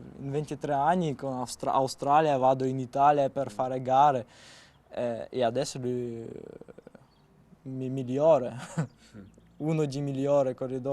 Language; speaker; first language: Italian; non-native, learner; Russian